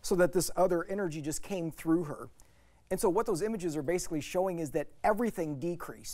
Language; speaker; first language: English; native; English